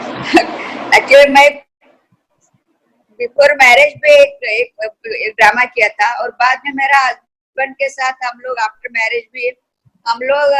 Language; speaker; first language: Hindi; non-native, local second language; Kannada